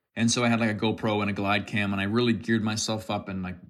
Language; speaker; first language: English; native; English